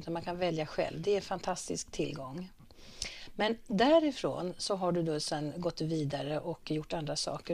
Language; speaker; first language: Swedish; native; Swedish